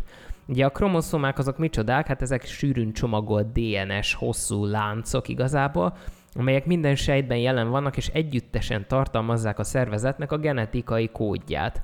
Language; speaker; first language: Hungarian; native; Hungarian